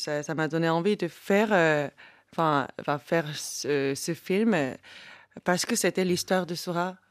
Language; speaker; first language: French; non-native, fluent; Korean